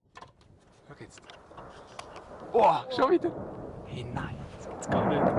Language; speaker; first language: German; native; German